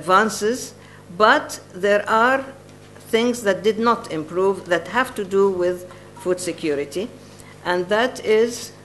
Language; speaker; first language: English; non-native, fluent; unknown